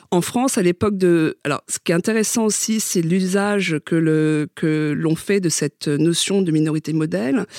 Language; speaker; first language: French; early bilingual, other home language; Vietnamese